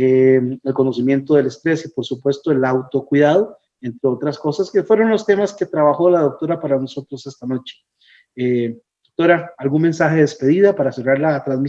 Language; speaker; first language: Spanish; native; Spanish